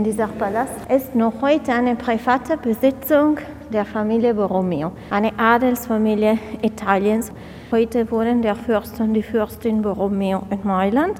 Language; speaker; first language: German; non-native, fluent; Italian